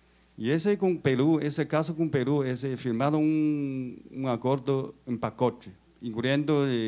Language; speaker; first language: Spanish; non-native, fluent; Chinese